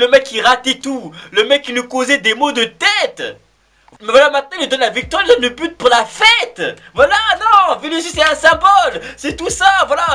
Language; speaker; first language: French; native; French